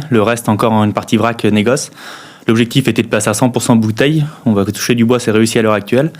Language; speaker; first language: French; native; French